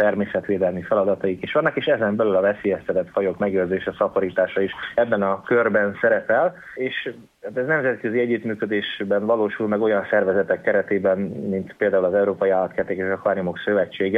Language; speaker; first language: Hungarian; native; Hungarian